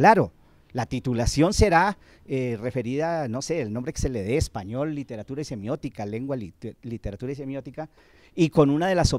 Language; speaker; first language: Spanish; native; Spanish